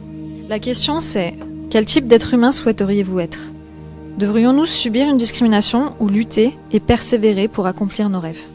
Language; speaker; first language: French; native; French